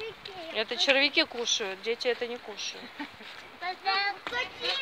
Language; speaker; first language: Russian; native; Russian